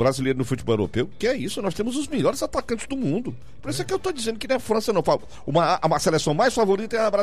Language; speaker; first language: Portuguese; native; Portuguese